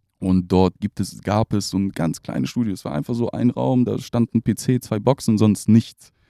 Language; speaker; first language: German; non-native, fluent; Russian